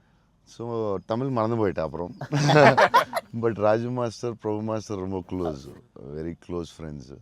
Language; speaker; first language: Tamil; non-native, local second language; Telugu